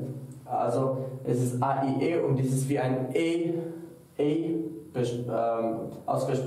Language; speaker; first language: German; non-native, fluent; French